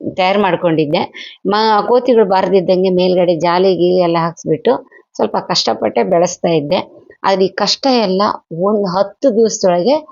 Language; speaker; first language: Kannada; native; Kannada